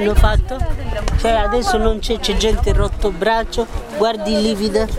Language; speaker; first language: Italian; non-native, learner; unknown